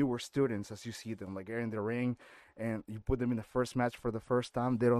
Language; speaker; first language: English; non-native, fluent; Spanish